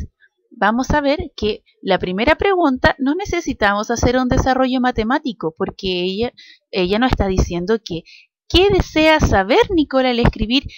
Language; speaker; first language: Spanish; native; Spanish